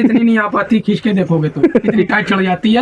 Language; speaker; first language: Hindi; native; Hindi